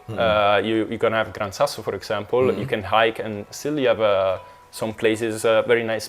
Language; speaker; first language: English; non-native, fluent; Italian